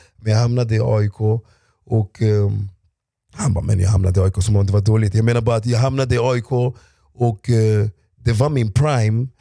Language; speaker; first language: Swedish; early bilingual, other home language; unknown